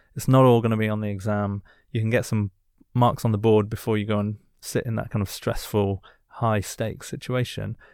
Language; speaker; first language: English; native; English